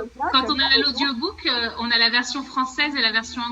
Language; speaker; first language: French; native; French